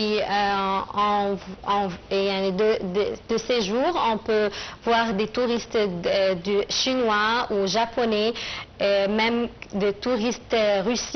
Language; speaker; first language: French; non-native, fluent; Arabic